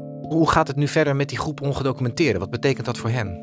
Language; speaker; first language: Dutch; native; Dutch